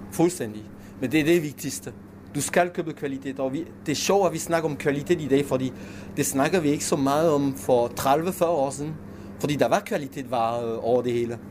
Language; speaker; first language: Danish; non-native, fluent; French